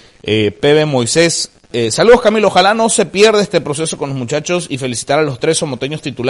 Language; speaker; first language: Spanish; native; Spanish